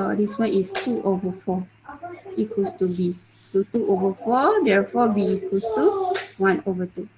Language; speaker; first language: English; non-native, local second language; Malay